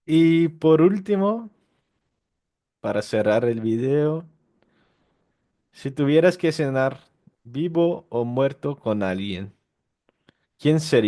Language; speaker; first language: Spanish; non-native, fluent; Portuguese